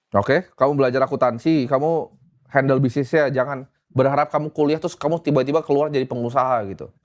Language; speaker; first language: Indonesian; native; Indonesian